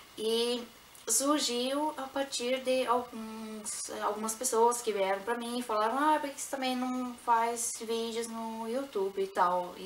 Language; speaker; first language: Portuguese; non-native, local second language; Plautdietsch